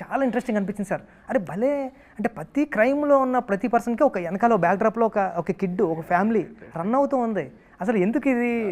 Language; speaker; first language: Telugu; native; Telugu